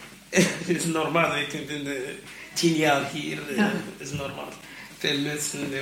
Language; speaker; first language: Dutch; non-native, learner; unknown